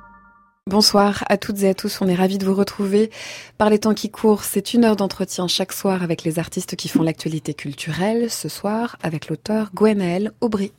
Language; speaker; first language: French; native; French